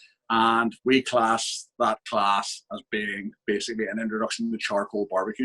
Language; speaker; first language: English; native; English